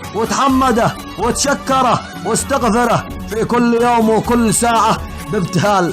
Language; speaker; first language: Arabic; native; Arabic